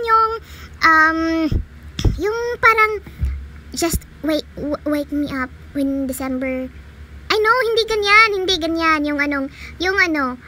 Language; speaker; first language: Filipino; non-native, local second language; Cebuano